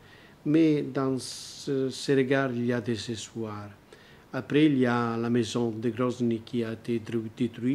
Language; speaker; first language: French; non-native, learner; Italian